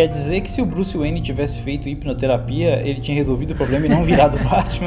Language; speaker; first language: Portuguese; native; Portuguese